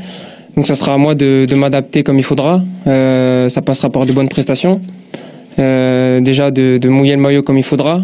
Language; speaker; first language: French; native; French